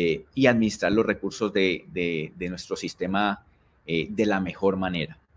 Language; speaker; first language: Spanish; native; Spanish